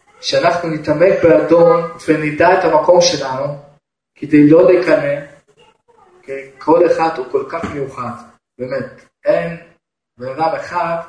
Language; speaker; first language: Hebrew; non-native, fluent; Russian